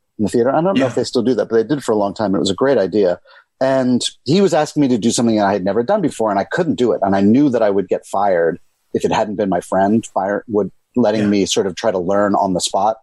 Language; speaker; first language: English; native; English